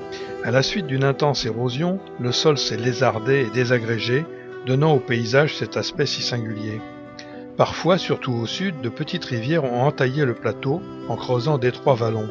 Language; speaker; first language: French; native; French